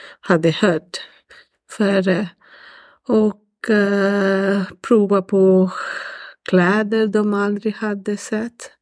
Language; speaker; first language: Swedish; non-native, learner; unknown